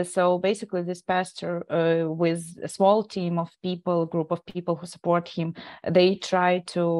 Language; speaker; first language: English; non-native, fluent; Ukrainian